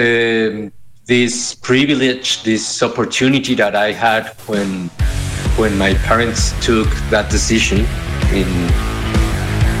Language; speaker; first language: English; non-native, fluent; Spanish